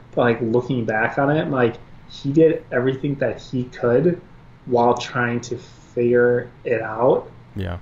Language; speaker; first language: English; early bilingual, other home language; Albanian